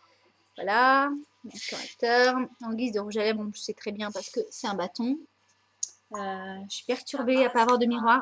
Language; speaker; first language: French; native; French